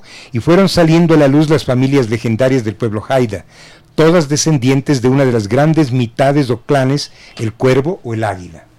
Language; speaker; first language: Spanish; native; Spanish